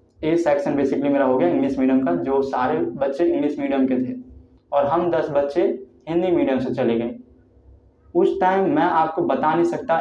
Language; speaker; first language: Hindi; native; Hindi